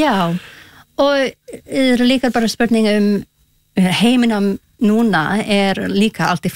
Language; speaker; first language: Icelandic; non-native, learner; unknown